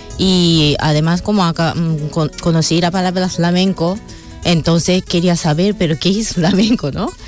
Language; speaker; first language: Spanish; non-native, fluent; Japanese